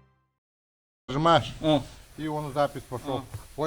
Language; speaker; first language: Russian; non-native, local second language; Yakut